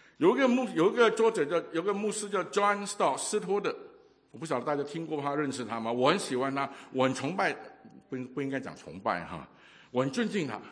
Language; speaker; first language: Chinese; non-native, local second language; Cantonese